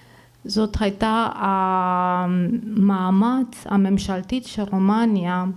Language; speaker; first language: Hebrew; non-native, fluent; Romanian